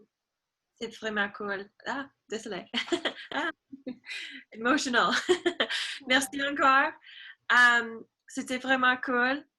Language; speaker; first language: French; non-native, learner; English